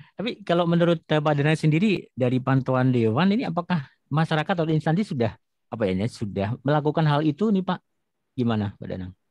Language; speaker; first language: Indonesian; native; Indonesian